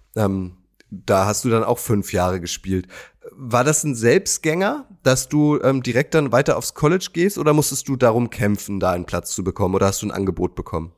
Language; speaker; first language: German; native; German